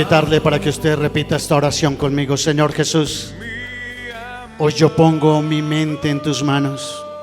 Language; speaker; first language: Spanish; native; Spanish